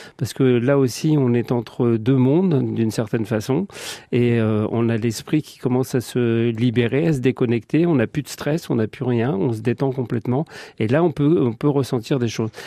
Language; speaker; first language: French; native; French